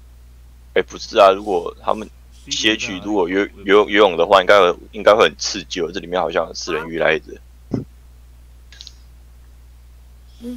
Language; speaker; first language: Chinese; native; Chinese